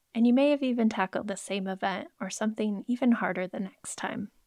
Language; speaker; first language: English; native; English